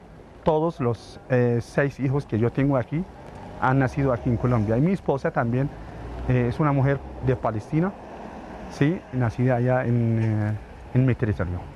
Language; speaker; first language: Spanish; non-native, fluent; Arabic